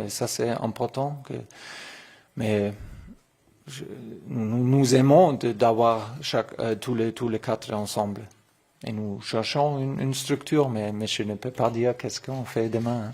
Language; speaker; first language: French; non-native, learner; German